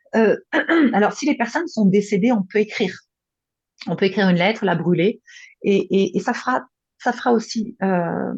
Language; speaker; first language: French; native; French